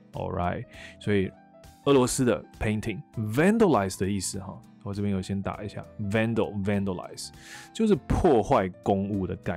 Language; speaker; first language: Chinese; native; Chinese